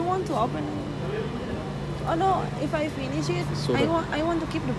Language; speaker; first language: English; non-native, learner; Indonesian